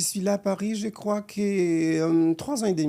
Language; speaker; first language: French; non-native, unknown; Portuguese